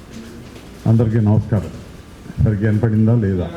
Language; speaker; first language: Telugu; native; Telugu